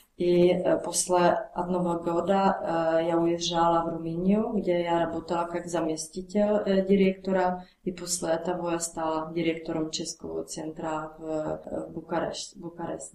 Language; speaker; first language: Russian; non-native, learner; Czech